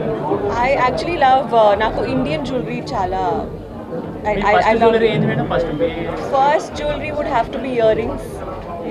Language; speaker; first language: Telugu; non-native, learner; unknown